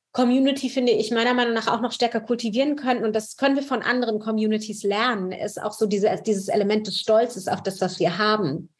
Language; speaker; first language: German; native; German